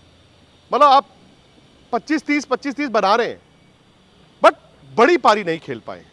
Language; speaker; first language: Hindi; native; Hindi